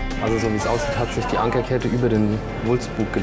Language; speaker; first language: German; native; German